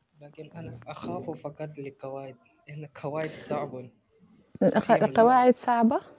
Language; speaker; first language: Arabic; non-native, fluent; English